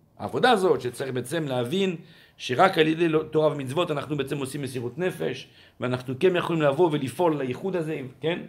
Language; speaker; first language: Hebrew; non-native, fluent; French